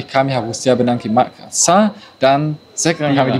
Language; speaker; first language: Indonesian; non-native, learner; German